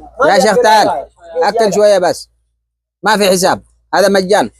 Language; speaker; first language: Arabic; non-native, learner; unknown